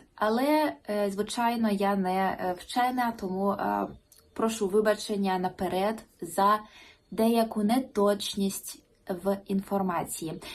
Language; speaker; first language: Ukrainian; non-native, local second language; Russian